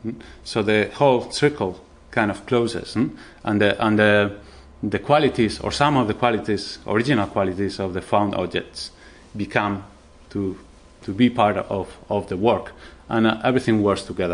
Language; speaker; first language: English; non-native, fluent; Spanish